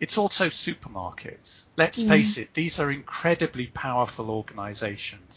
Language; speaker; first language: English; native; English